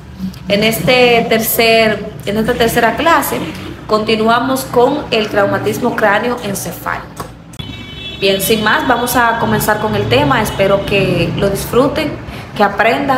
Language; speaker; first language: Spanish; native; Spanish